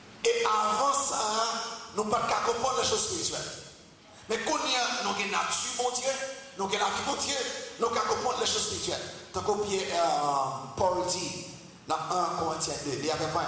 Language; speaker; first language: French; non-native, local second language; Haitian Creole